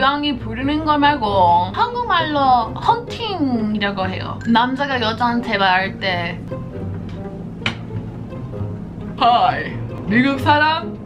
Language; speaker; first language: Korean; non-native, fluent; English